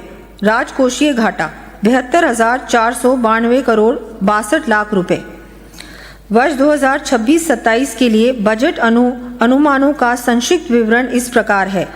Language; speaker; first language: Hindi; native; Hindi